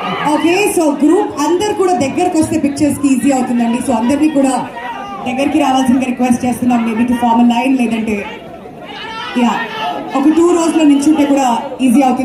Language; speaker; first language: Telugu; native; Telugu